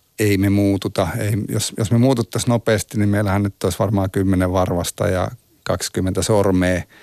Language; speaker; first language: Finnish; native; Finnish